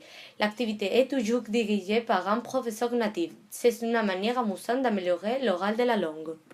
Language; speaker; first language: French; non-native, learner; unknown